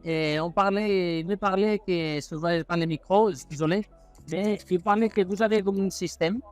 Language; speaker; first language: French; non-native, fluent; Spanish